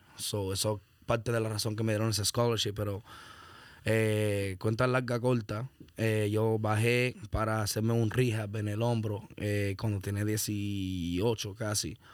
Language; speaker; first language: Spanish; early bilingual, heritage; Spanish